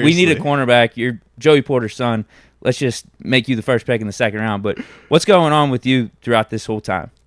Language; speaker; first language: English; native; English